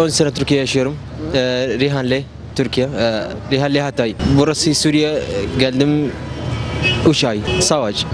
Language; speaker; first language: Turkish; non-native, learner; Arabic